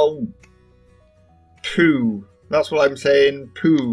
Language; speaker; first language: English; native; English